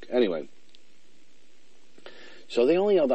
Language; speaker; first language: English; native; English